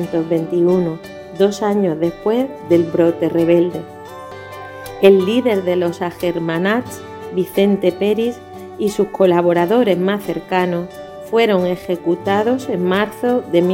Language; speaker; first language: Spanish; native; Spanish